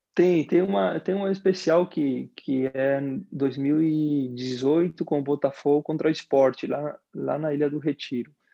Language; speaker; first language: Portuguese; non-native, fluent; Spanish